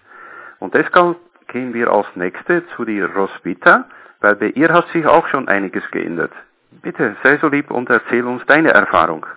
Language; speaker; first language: German; native; German